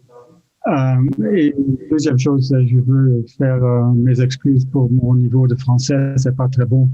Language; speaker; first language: French; non-native, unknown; Dutch